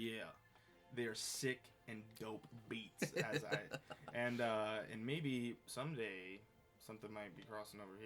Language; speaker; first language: English; native; English